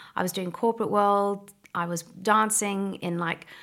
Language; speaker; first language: English; native; English